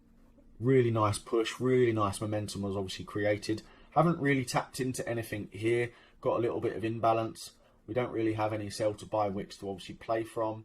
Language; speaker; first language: English; native; English